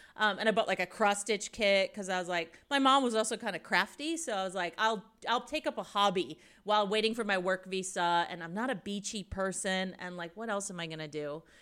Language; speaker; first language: English; native; English